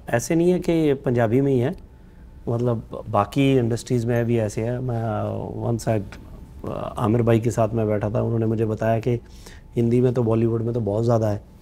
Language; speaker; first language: Hindi; non-native, local second language; Punjabi